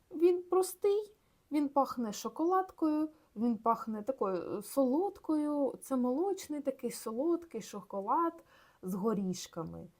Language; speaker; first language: Ukrainian; non-native, local second language; Russian